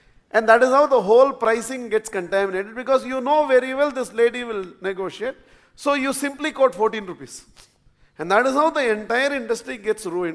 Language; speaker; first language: English; non-native, local second language; Tamil